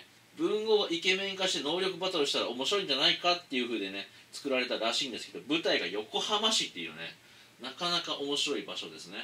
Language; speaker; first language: Japanese; native; Japanese